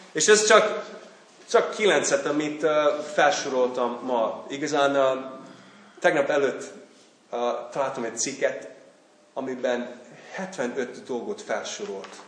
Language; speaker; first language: Hungarian; non-native, fluent; English